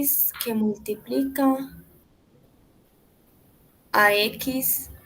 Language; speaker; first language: Spanish; native; Spanish